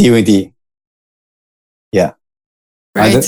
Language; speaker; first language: English; non-native, learner; Dutch